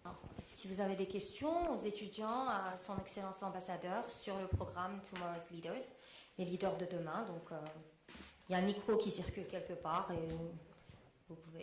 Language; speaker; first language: French; non-native, local second language; Arabic